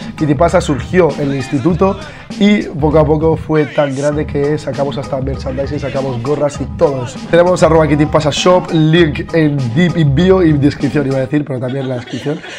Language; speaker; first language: Spanish; early bilingual, other home language; Arabic